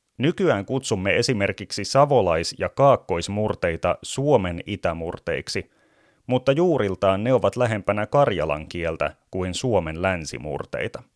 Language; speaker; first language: Finnish; native; Finnish